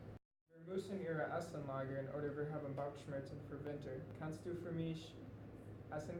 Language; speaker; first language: German; non-native, learner; English